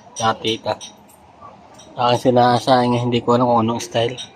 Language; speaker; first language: Filipino; native; Filipino